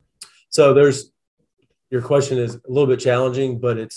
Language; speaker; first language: English; native; English